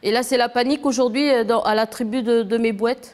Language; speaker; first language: French; native; French